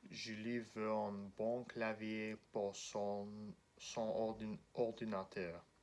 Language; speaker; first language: French; non-native, learner; English